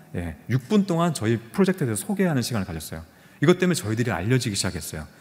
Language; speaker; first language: Korean; native; Korean